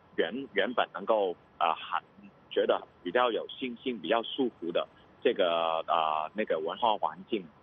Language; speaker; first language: Chinese; non-native, local second language; Cantonese